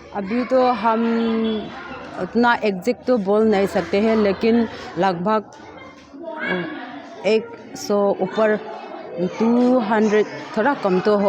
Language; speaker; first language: Hindi; non-native, local second language; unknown